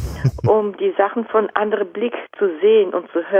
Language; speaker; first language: German; non-native, fluent; Japanese